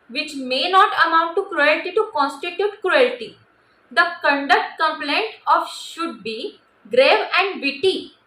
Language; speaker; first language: English; non-native, local second language; Marathi